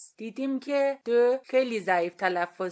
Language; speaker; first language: Persian; native; Persian